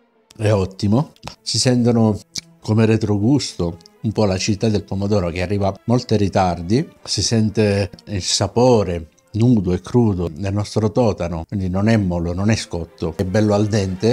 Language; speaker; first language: Italian; native; Italian